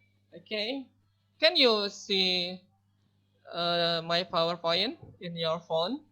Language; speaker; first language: English; non-native, learner; Indonesian